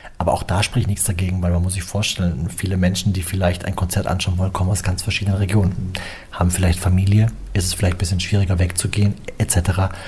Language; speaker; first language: German; native; German